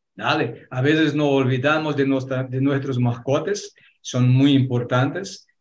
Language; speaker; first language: Spanish; non-native, fluent; Portuguese